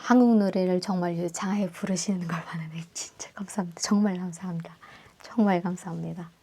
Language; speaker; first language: Korean; non-native, fluent; Indonesian